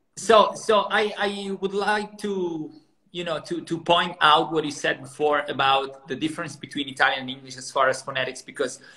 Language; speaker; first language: English; non-native, fluent; Italian